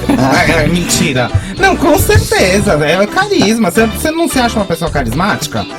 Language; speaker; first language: Portuguese; native; Portuguese